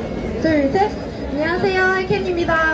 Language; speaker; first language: Korean; non-native, fluent; Chinese